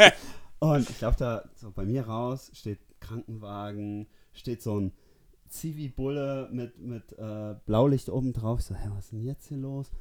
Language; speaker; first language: German; early bilingual, heritage; German